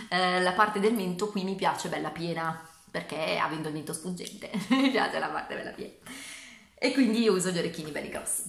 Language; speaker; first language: Italian; native; Italian